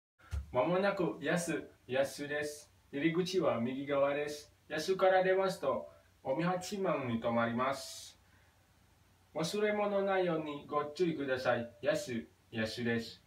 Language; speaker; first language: Japanese; non-native, fluent; Indonesian